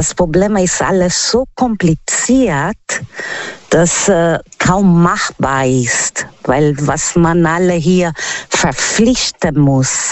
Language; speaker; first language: German; non-native, fluent; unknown